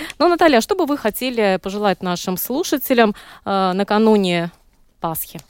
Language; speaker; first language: Russian; native; Russian